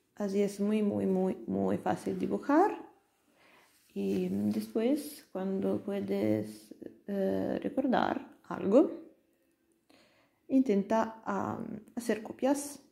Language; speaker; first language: Spanish; non-native, learner; Italian